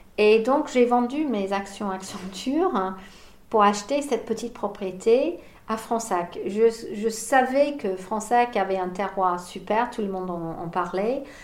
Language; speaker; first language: French; non-native, fluent; English